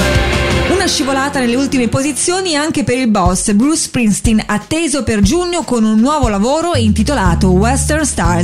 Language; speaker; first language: Italian; native; Italian